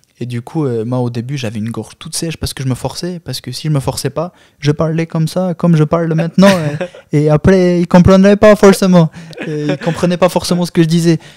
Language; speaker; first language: French; non-native, fluent; Albanian